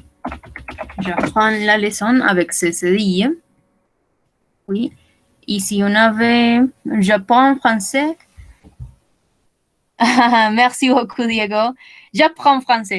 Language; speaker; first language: French; non-native, learner; Spanish